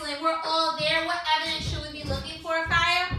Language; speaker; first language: English; native; English